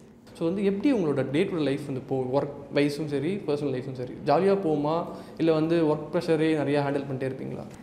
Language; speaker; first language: Tamil; native; Tamil